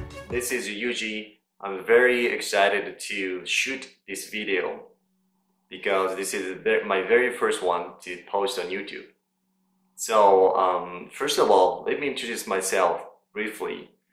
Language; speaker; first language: English; non-native, fluent; Japanese